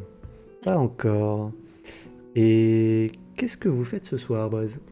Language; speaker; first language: French; native; French